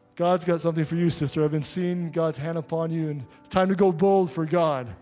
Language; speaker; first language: English; native; English